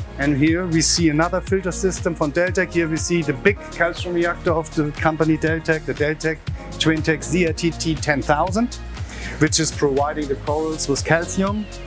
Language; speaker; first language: English; non-native, fluent; German